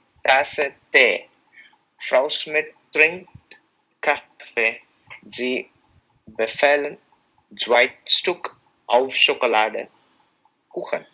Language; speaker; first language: German; non-native, learner; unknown